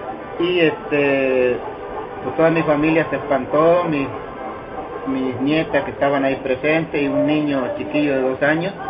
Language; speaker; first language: Spanish; native; Spanish